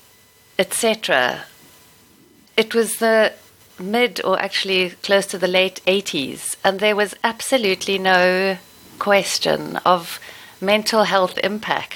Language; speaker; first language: English; native; English